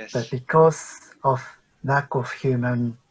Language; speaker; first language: English; non-native, learner; Japanese